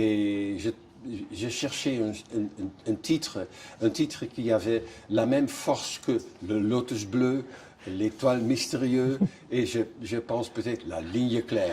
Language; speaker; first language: French; non-native, fluent; Dutch